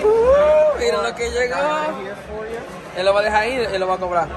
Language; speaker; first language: Spanish; native; Spanish